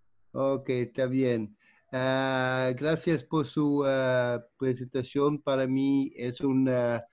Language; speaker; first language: Spanish; non-native, fluent; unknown